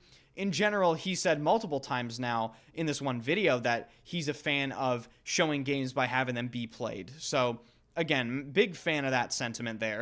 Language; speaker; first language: English; native; English